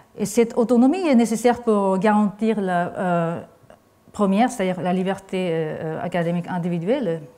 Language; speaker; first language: French; non-native, fluent; Japanese